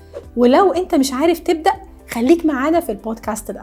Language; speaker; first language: Arabic; native; Arabic